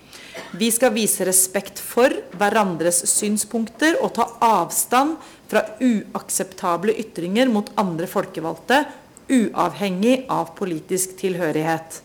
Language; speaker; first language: Norwegian; native; Norwegian